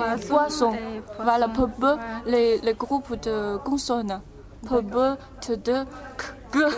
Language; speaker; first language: French; non-native, fluent; Chinese